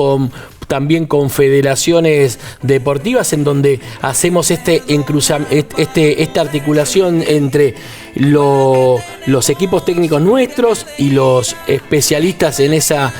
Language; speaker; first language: Spanish; native; Spanish